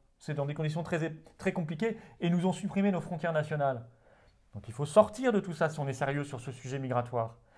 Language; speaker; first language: French; native; French